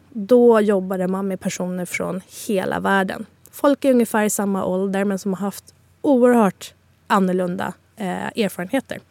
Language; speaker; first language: Swedish; early bilingual, other home language; Spanish